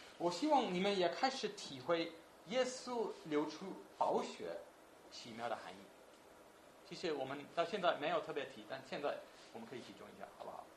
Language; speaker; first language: Chinese; non-native, fluent; English